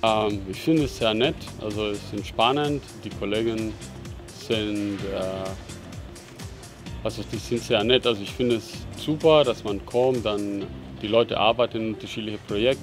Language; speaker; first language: German; non-native, fluent; Spanish